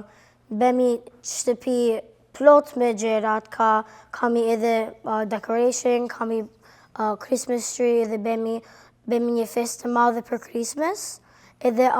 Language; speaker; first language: Albanian; early bilingual, other home language; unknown